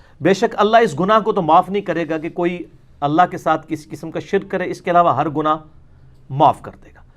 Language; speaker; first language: Urdu; non-native, local second language; Punjabi